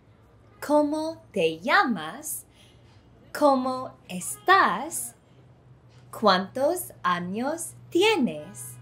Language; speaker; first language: Spanish; non-native, fluent; English